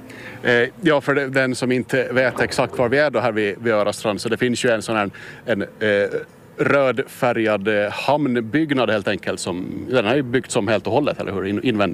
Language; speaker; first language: Swedish; native; Swedish